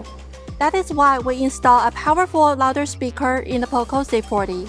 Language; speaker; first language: English; non-native, fluent; Chinese